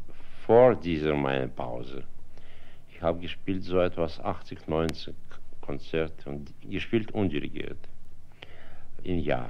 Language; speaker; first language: German; non-native, fluent; Russian